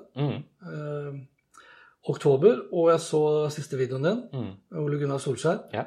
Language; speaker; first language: Norwegian; native; Norwegian